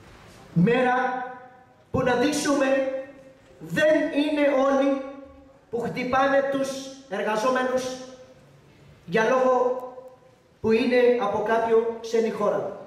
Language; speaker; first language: Greek; non-native, learner; Urdu